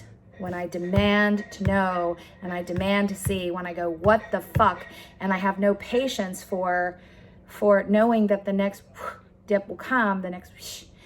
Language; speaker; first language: English; native; English